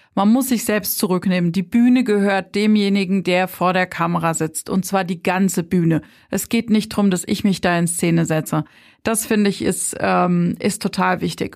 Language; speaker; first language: German; native; German